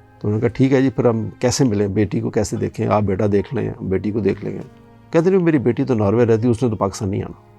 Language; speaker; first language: Urdu; native; Urdu